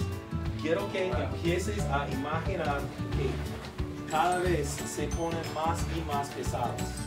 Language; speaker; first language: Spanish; non-native, learner; English